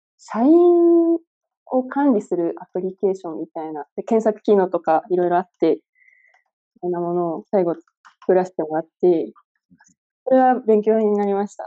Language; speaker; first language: Japanese; early bilingual, other home language; Chinese